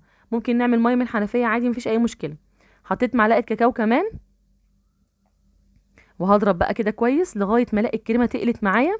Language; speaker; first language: Arabic; native; Arabic